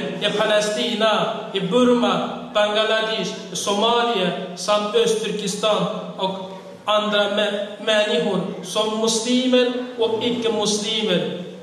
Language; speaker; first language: Swedish; non-native, fluent; Uyghur